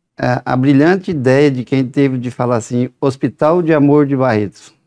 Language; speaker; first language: Portuguese; native; Portuguese